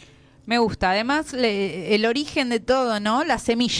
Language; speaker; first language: Spanish; native; Spanish